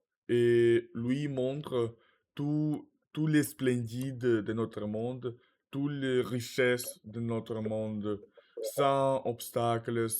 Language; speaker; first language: French; non-native, learner; Russian